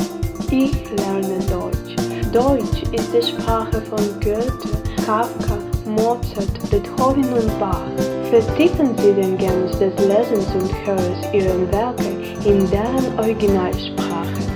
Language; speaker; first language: German; non-native, learner; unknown